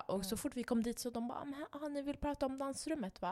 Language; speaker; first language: Swedish; non-native, local second language; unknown